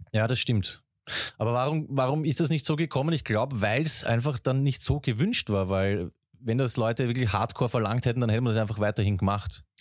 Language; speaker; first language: German; native; German